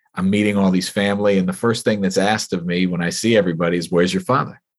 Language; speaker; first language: English; native; English